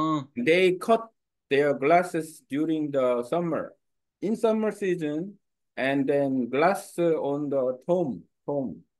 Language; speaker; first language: English; non-native, learner; Korean